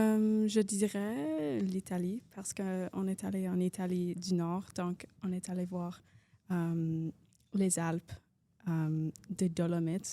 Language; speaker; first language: French; non-native, local second language; English